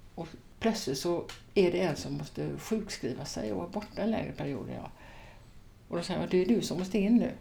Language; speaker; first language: Swedish; native; Swedish